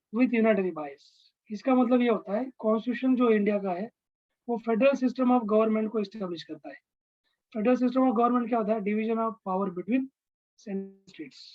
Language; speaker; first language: Hindi; non-native, local second language; Marathi